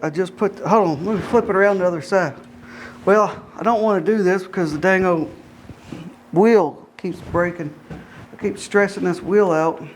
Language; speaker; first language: English; native; English